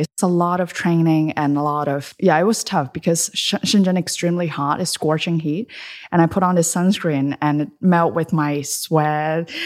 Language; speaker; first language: English; early bilingual, other home language; Chinese